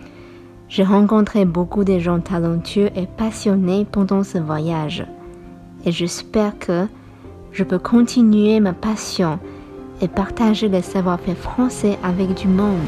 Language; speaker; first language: French; non-native, fluent; Chinese